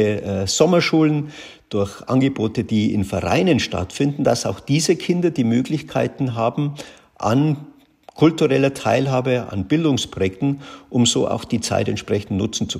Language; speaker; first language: German; native; German